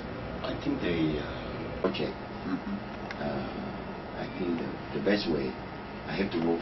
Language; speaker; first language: English; non-native, learner; Vietnamese